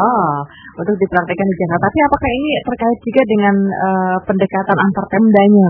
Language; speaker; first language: Indonesian; native; Indonesian